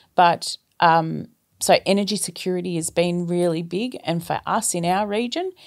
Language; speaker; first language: English; native; English